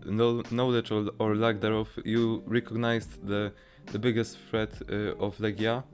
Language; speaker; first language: English; non-native, fluent; Polish